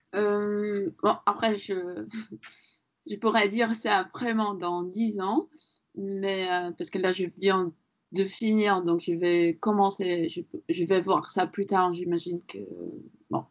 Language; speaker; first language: French; non-native, fluent; Latvian